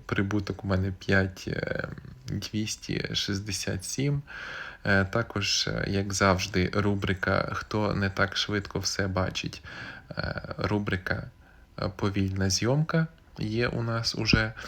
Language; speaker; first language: Ukrainian; native; Ukrainian